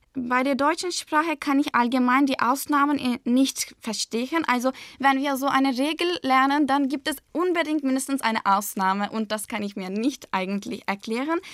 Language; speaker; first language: German; non-native, fluent; Turkish